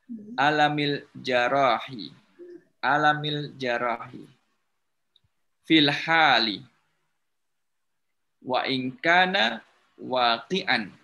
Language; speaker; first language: Arabic; non-native, fluent; Indonesian